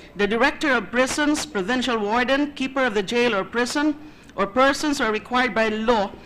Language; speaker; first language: English; non-native, local second language; Filipino